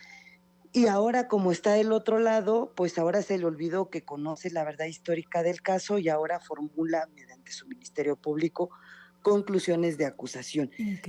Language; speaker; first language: Spanish; native; Spanish